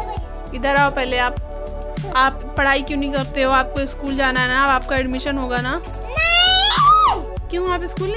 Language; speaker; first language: Hindi; native; Hindi